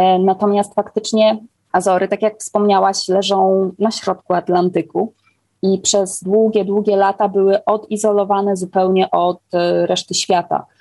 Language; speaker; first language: Polish; native; Polish